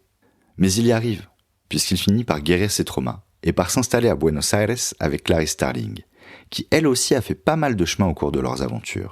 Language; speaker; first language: French; native; French